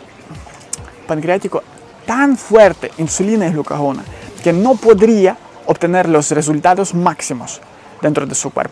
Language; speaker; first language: Spanish; non-native, fluent; Ukrainian